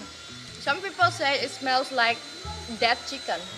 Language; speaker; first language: English; non-native, fluent; Indonesian